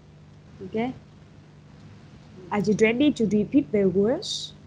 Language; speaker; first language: English; non-native, fluent; Vietnamese